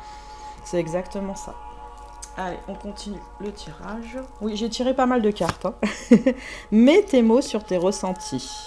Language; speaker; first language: French; native; French